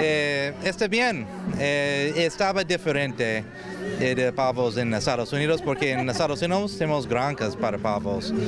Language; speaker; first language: Spanish; non-native, learner; English